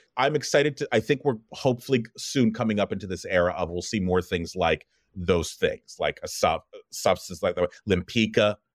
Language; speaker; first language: English; native; English